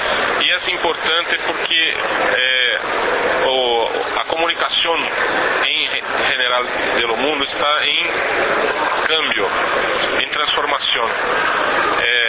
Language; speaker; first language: Italian; non-native, learner; Portuguese